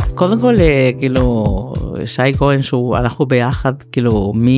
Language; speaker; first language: Hebrew; non-native, fluent; Spanish